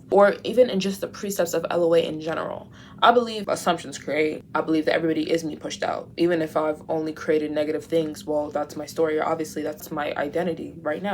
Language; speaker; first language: English; native; English